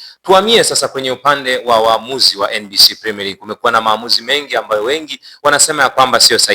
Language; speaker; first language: Swahili; native; Swahili